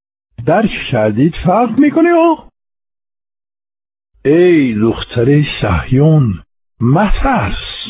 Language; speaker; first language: Persian; non-native, fluent; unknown